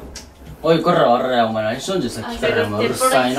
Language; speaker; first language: Japanese; native; Japanese